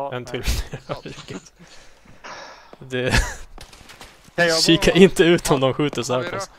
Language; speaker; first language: Swedish; native; Swedish